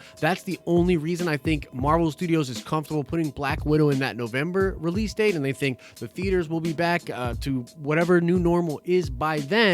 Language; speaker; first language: English; native; English